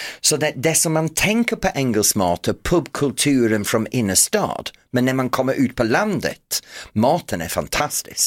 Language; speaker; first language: Swedish; non-native, fluent; English